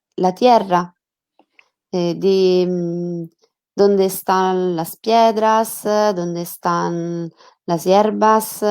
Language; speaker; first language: Spanish; non-native, learner; Italian